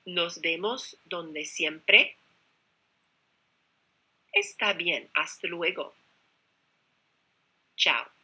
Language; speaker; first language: Spanish; non-native, fluent; English